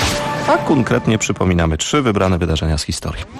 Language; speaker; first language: Polish; native; Polish